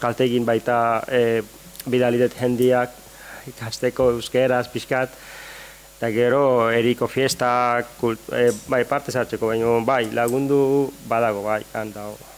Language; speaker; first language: Basque; non-native, learner; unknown